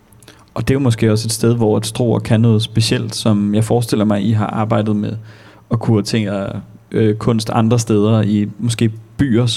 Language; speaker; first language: Danish; native; Danish